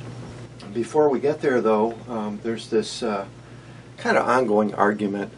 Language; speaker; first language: English; native; English